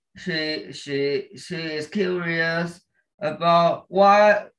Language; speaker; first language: English; non-native, learner; Chinese